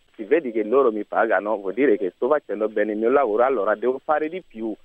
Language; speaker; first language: Italian; non-native, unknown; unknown